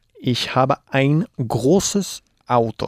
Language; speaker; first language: German; non-native, fluent; Spanish